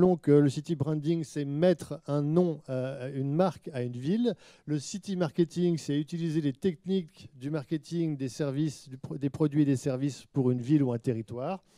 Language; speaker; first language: French; native; French